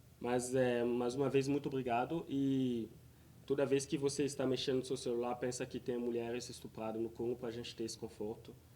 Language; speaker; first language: Portuguese; non-native, fluent; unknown